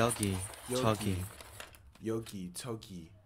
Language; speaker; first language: Korean; non-native, learner; English